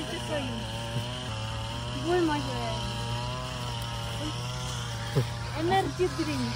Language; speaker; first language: Korean; non-native, learner; Ukrainian